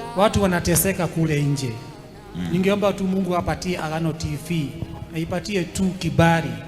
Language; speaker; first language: Swahili; non-native, local second language; Kikuyu